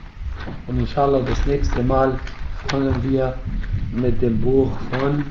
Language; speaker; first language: German; non-native, fluent; Arabic